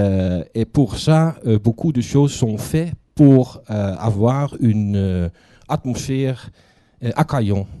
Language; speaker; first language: French; non-native, learner; Dutch